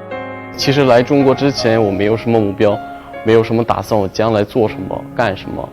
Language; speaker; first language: Chinese; non-native, fluent; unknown